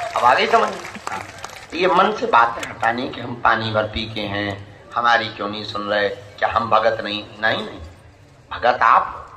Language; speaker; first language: Hindi; native; Hindi